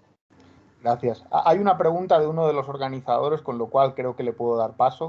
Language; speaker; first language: Spanish; native; Spanish